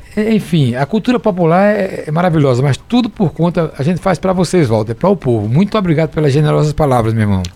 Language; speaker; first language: Portuguese; native; Portuguese